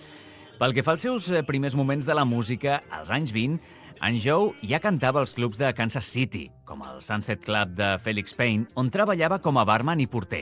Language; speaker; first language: Catalan; native; Catalan